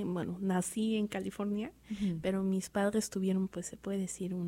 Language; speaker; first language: Spanish; early bilingual, heritage; Spanish